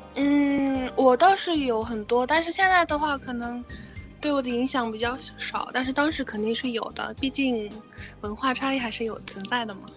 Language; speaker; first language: Chinese; non-native, fluent; Turkish